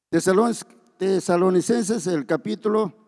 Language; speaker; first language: Spanish; native; Spanish